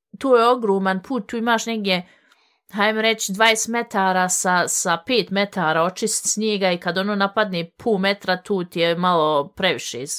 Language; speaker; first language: Bosnian; early bilingual, heritage; Bosnian